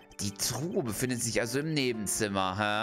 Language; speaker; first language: German; native; German